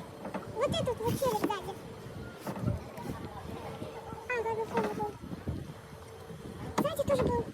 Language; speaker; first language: Russian; early bilingual, other home language; Azerbaijani